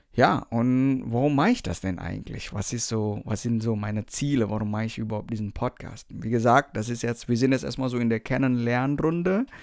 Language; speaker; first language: German; non-native, fluent; Indonesian